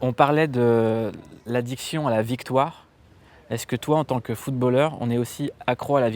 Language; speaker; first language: French; native; French